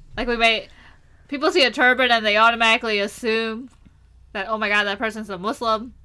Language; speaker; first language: English; early bilingual, other home language; Hindi